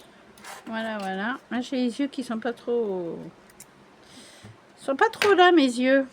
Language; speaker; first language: French; native; French